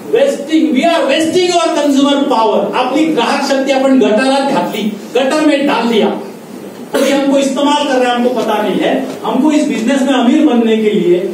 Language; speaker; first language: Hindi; non-native, local second language; Marathi